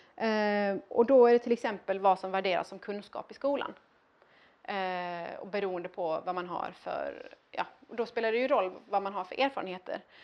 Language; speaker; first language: Swedish; early bilingual, other home language; Arabic